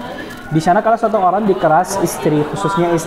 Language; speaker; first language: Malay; non-native, learner; Arabic